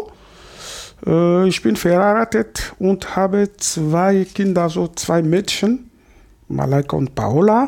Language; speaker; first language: German; non-native, fluent; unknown